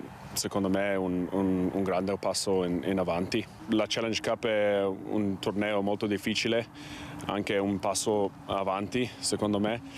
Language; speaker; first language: Italian; non-native, learner; English